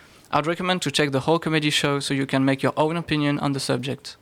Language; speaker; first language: English; non-native, fluent; French